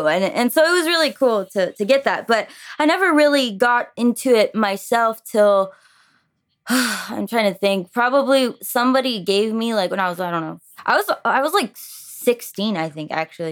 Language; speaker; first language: English; early bilingual, other home language; French